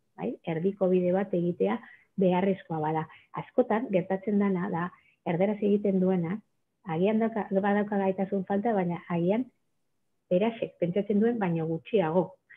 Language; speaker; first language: Basque; non-native, local second language; Spanish